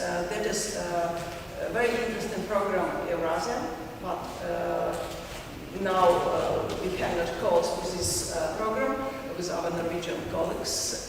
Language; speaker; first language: English; non-native, learner; Ukrainian